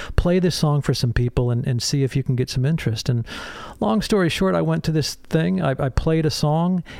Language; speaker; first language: English; native; English